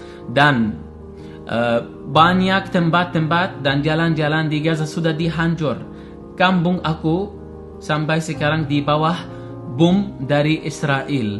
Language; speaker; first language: Indonesian; non-native, fluent; Arabic